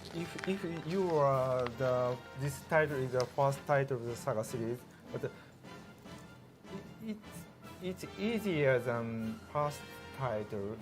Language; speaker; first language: English; non-native, learner; Japanese